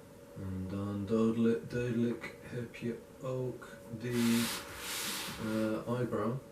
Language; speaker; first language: Dutch; non-native, learner; English